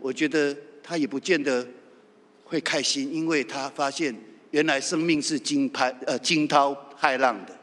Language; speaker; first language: Chinese; native; Chinese